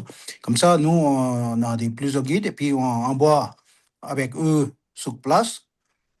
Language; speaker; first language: French; non-native, learner; Sherpa